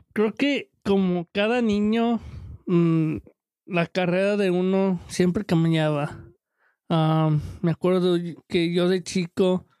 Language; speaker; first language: Spanish; early bilingual, heritage; Spanish